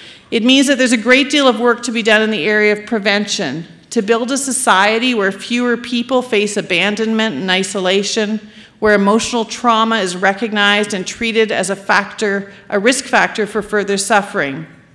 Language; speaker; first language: English; native; English